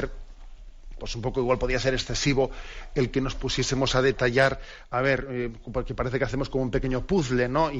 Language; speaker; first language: Spanish; native; Spanish